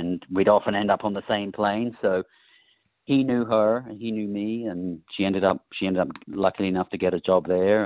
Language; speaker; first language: English; native; English